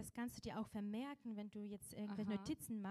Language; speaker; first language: German; non-native, local second language; Russian